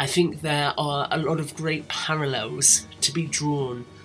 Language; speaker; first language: English; non-native, fluent; German